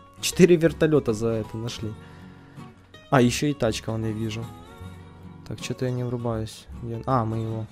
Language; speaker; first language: Russian; native; Russian